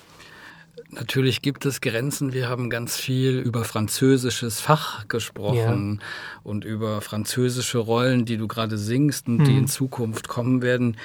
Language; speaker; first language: German; native; German